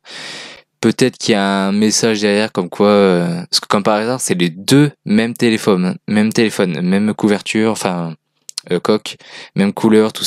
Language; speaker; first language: French; native; French